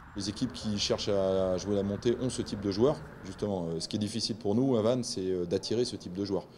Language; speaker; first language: French; native; French